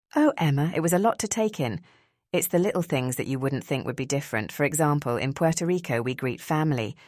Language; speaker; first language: English; early bilingual, other home language; Spanish